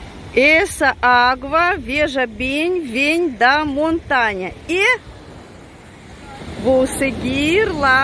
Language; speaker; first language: Portuguese; non-native, fluent; Russian